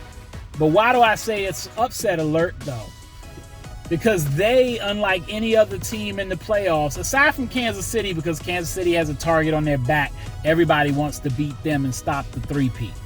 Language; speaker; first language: English; native; English